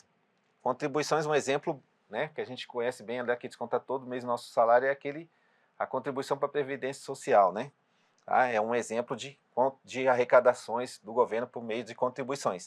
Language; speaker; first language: Portuguese; native; Portuguese